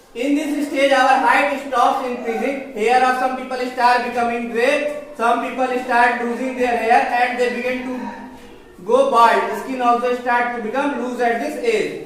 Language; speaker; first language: English; non-native, local second language; Hindi